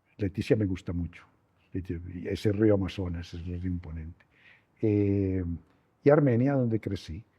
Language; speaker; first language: Spanish; native; Spanish